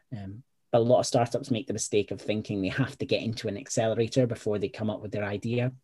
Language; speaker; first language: English; native; English